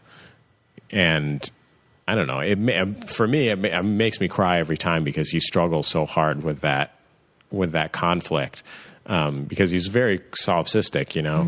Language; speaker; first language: English; native; English